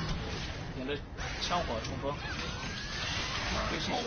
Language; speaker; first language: Chinese; native; Chinese